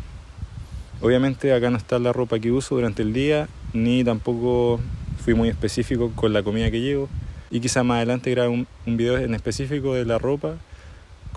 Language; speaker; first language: Spanish; native; Spanish